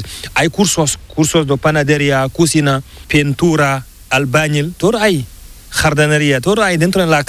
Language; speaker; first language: Spanish; non-native, learner; Fula